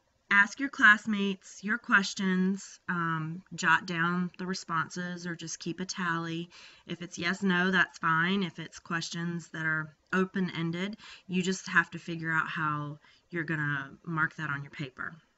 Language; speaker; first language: English; native; English